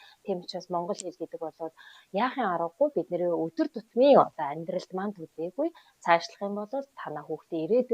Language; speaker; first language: Mongolian; native; Mongolian